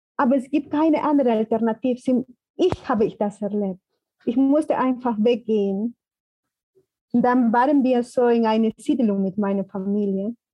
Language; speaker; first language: German; non-native, fluent; Spanish